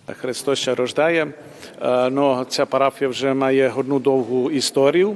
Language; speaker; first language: Ukrainian; early bilingual, heritage; Ukrainian